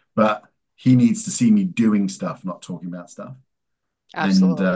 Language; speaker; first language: English; native; English